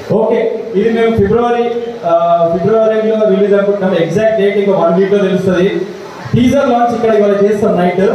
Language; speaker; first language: Telugu; early bilingual, heritage; Telugu